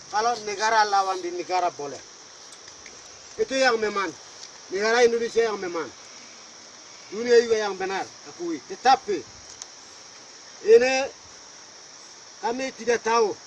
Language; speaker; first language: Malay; non-native, local second language; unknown